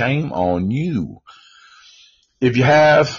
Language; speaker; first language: English; native; English